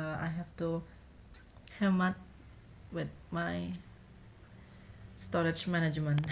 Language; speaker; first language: English; non-native, learner; Indonesian